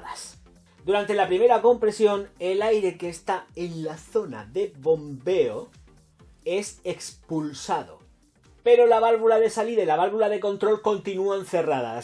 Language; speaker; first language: Spanish; native; Spanish